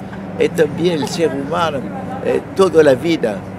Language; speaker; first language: Spanish; non-native, fluent; French